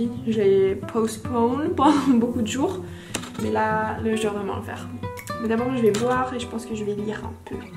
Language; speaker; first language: French; non-native, fluent; Finnish